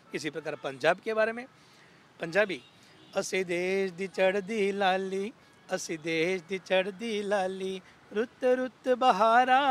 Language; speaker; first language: Hindi; non-native, local second language; Gujarati